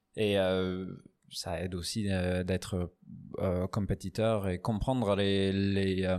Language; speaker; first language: French; non-native, fluent; English